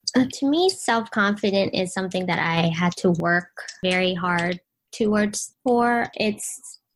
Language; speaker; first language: English; early bilingual, other home language; Vietnamese